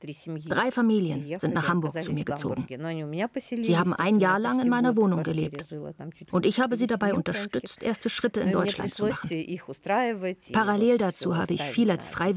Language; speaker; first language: German; non-native, fluent; Russian